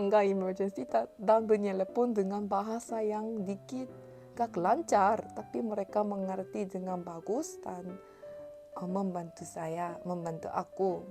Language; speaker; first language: Indonesian; non-native, learner; Korean